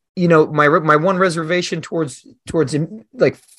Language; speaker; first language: English; native; English